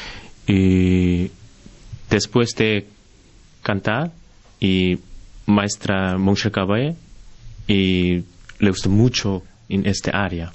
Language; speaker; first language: Spanish; non-native, learner; Korean